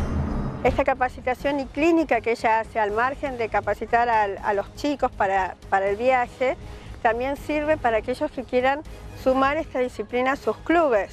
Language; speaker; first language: Spanish; native; Spanish